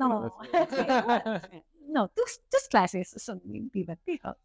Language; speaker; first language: Spanish; non-native, learner; English